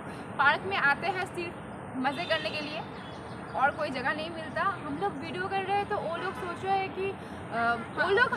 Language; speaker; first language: Hindi; non-native, local second language; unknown